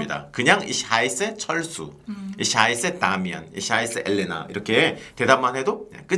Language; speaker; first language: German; non-native, fluent; Korean